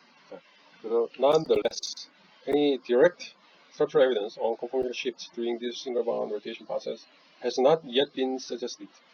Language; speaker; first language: English; non-native, fluent; Korean